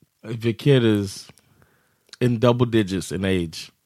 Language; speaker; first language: English; native; English